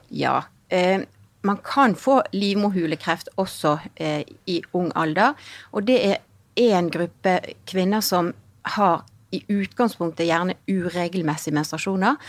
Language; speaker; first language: Norwegian; native; Norwegian